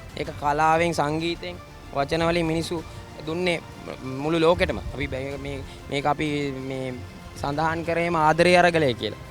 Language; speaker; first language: Sinhala; native; Sinhala